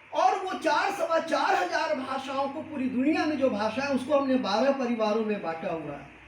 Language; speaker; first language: Hindi; native; Hindi